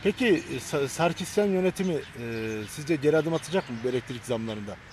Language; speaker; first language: Turkish; native; Turkish